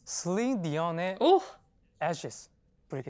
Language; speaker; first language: Korean; non-native, learner; Chinese